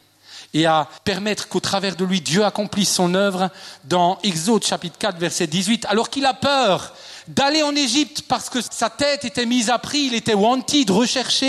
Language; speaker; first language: French; native; French